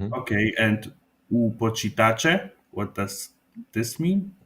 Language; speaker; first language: English; non-native, fluent; Polish